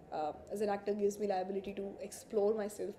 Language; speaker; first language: English; non-native, local second language; Hindi